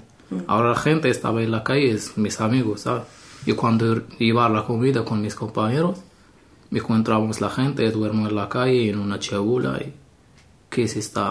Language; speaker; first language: Spanish; non-native, learner; Arabic